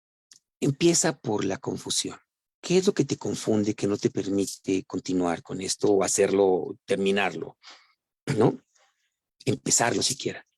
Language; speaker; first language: Spanish; native; Spanish